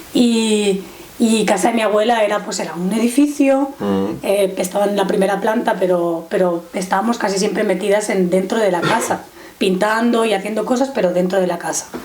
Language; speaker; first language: Spanish; native; Spanish